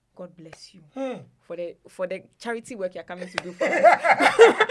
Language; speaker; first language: English; non-native, local second language; Ewe